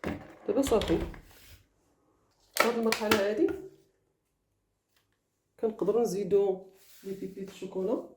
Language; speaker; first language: Arabic; native; Arabic